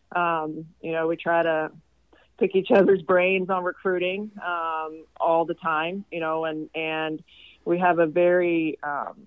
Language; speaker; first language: English; non-native, fluent; Swedish